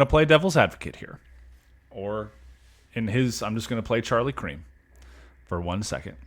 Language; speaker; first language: English; native; English